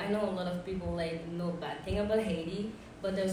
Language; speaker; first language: English; non-native, fluent; Haitian Creole